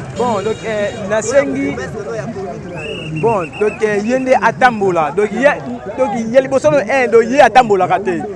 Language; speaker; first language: Lingala; native; Lingala